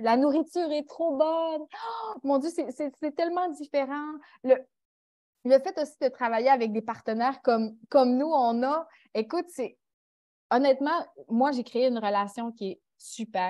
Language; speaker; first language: French; native; French